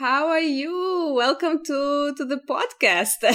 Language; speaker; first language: English; non-native, fluent; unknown